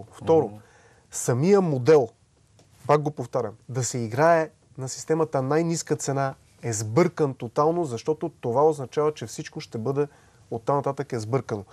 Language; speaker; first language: Bulgarian; native; Bulgarian